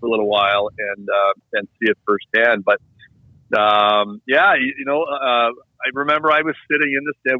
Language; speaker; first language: English; native; English